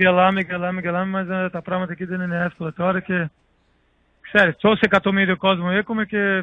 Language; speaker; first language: Greek; non-native, learner; Portuguese